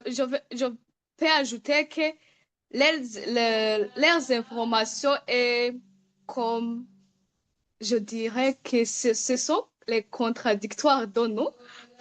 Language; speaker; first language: French; non-native, local second language; Rundi